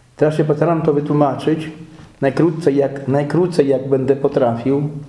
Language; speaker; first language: Polish; native; Polish